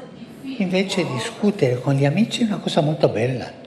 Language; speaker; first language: Italian; non-native, fluent; Spanish